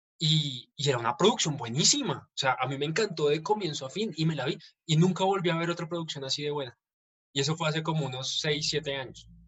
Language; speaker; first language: Spanish; native; Spanish